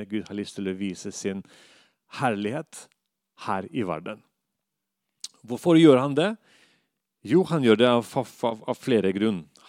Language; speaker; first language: Norwegian; non-native, fluent; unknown